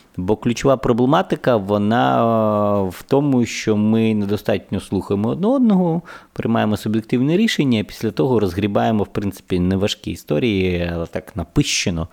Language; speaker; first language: Ukrainian; native; Ukrainian